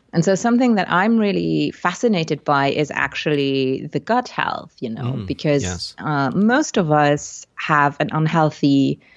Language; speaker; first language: English; non-native, fluent; Luxembourgish